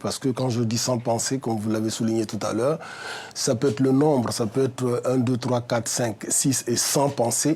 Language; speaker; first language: French; native; French